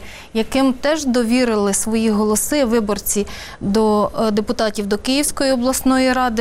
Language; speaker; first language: Ukrainian; native; Ukrainian